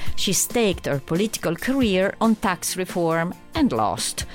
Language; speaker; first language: English; non-native, fluent; Italian